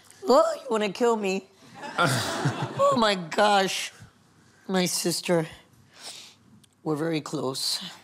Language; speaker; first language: English; early bilingual, other home language; Spanish